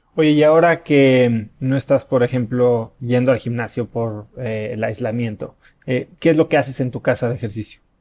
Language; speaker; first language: Spanish; native; Spanish